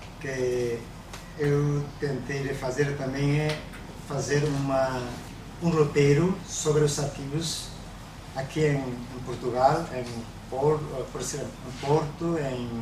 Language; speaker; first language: Portuguese; non-native, learner; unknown